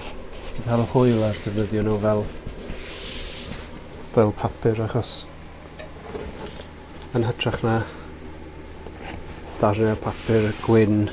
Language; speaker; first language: Welsh; non-native, local second language; English